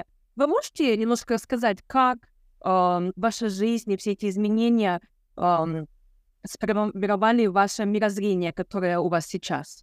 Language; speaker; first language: Russian; non-native, local second language; Ukrainian